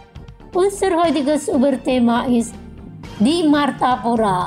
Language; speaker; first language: German; non-native, fluent; Indonesian